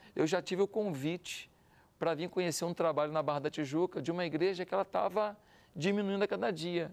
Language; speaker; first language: Portuguese; native; Portuguese